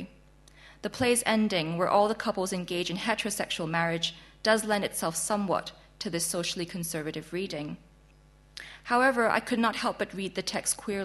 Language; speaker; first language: English; non-native, local second language; Chinese